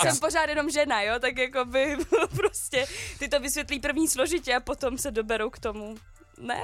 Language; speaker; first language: Czech; native; Czech